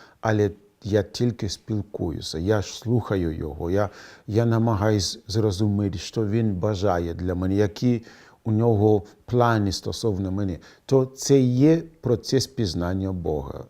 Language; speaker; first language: Ukrainian; non-native, fluent; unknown